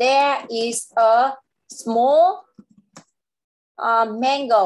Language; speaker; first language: English; non-native, local second language; Vietnamese